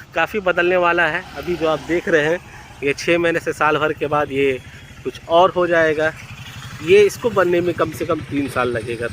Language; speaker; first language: Hindi; non-native, local second language; Bangla